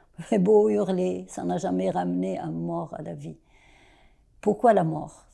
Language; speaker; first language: French; non-native, local second language; Arabic